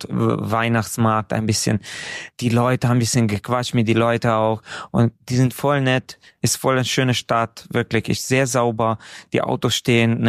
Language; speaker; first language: German; non-native, fluent; Hungarian